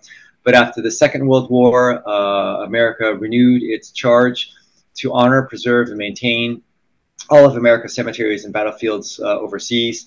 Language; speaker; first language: English; native; English